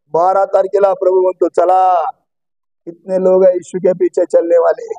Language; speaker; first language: Hindi; non-native, local second language; Marathi